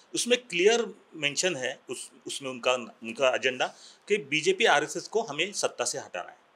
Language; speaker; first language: Hindi; non-native, local second language; Marathi